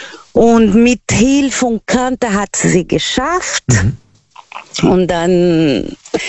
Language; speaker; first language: German; non-native, learner; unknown